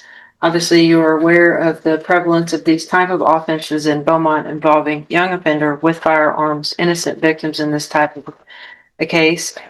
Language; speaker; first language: English; native; English